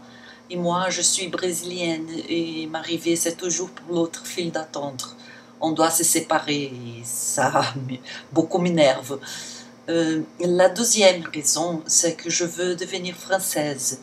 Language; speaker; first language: French; non-native, learner; Portuguese